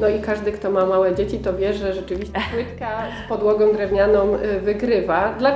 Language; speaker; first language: Polish; native; Polish